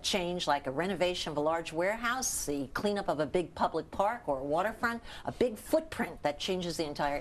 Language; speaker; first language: English; native; English